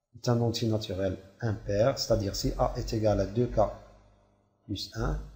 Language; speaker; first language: French; non-native, local second language; Arabic